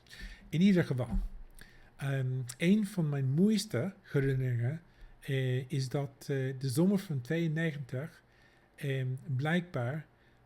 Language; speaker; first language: Dutch; non-native, fluent; English